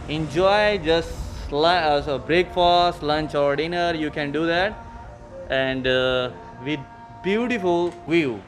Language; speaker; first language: English; non-native, learner; Urdu